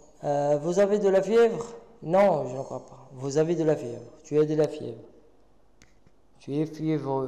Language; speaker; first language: French; non-native, local second language; Arabic